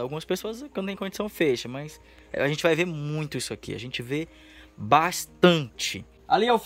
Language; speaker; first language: Portuguese; native; Portuguese